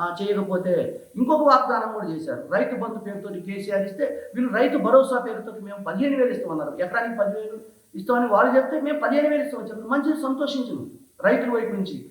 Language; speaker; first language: Telugu; native; Telugu